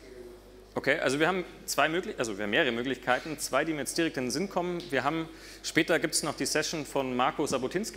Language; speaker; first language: German; native; German